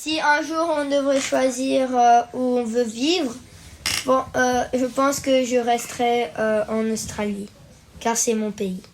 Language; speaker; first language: French; early bilingual, heritage; French